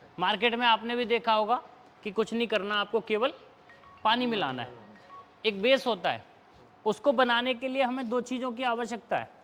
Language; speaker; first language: Hindi; native; Hindi